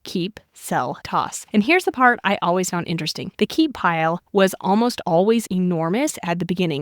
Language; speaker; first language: English; native; English